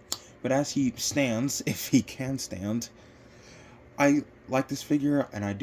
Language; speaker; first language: English; native; English